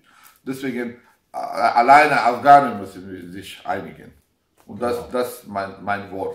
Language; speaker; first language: German; non-native, learner; Pashto